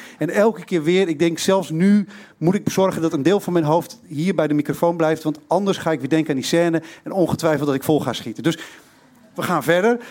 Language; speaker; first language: Dutch; native; Dutch